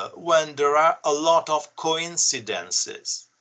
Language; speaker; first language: English; non-native, fluent; Italian